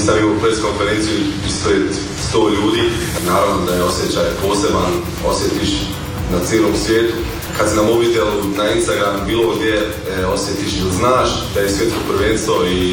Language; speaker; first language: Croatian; early bilingual, heritage; Croatian